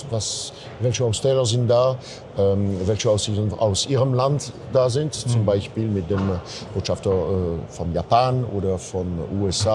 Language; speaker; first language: German; non-native, fluent; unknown